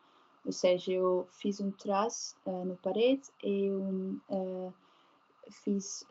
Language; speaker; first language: Portuguese; non-native, learner; Dutch